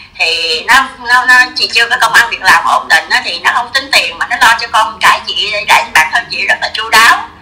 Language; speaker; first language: Vietnamese; native; Vietnamese